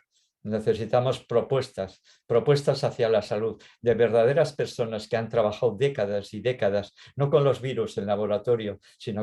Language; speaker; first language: Spanish; native; Spanish